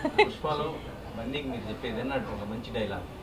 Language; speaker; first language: Telugu; native; Telugu